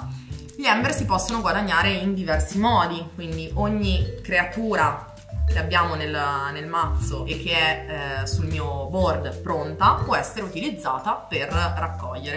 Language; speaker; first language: Italian; native; Italian